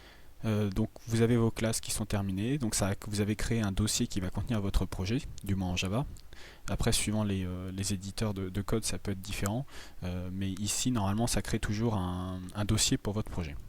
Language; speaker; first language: French; native; French